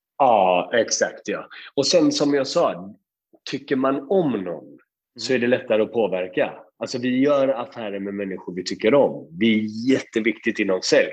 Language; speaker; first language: Swedish; early bilingual, other home language; Persian